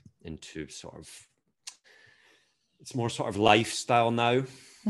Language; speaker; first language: English; native; English